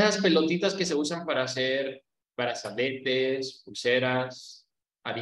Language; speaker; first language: Spanish; native; Spanish